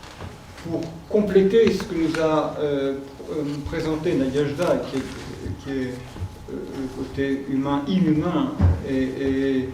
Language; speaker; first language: French; native; French